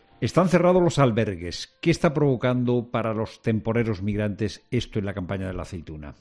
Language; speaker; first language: Spanish; native; Spanish